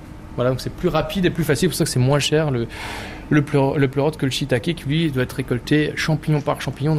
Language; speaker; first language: French; native; French